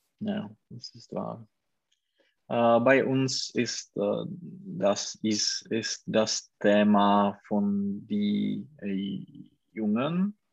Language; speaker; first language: German; non-native, learner; Czech